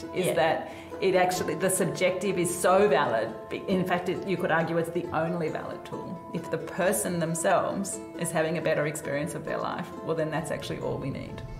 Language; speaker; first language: English; native; English